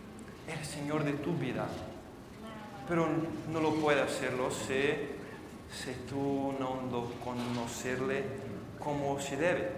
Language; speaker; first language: Spanish; non-native, fluent; Portuguese